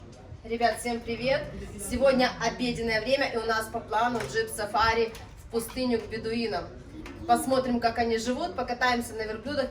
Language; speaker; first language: Russian; native; Russian